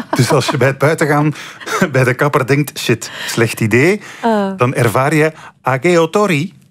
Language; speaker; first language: Dutch; native; Dutch